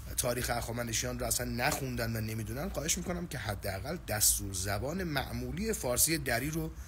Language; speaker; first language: Persian; native; Persian